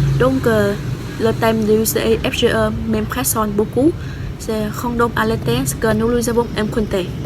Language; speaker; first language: French; non-native, fluent; Vietnamese